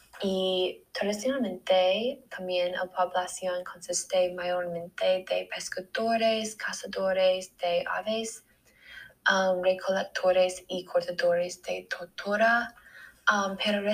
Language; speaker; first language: Spanish; non-native, learner; English